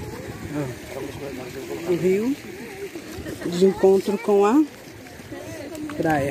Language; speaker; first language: Portuguese; native; Portuguese